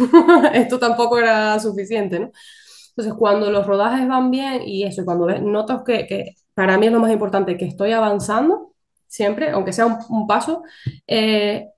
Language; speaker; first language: Spanish; native; Spanish